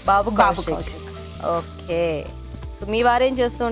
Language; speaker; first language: Telugu; native; Telugu